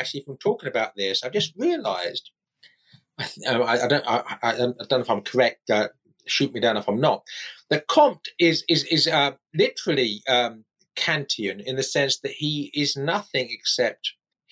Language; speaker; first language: English; native; English